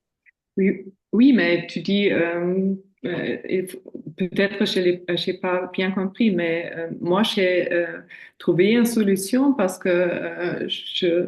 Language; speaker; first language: French; non-native, fluent; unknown